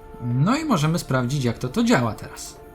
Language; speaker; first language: Polish; native; Polish